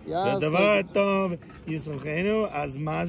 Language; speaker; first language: Hebrew; non-native, learner; English